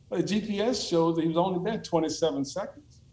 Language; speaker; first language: English; native; English